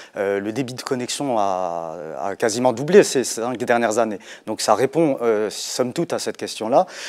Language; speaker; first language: French; non-native, local second language; Arabic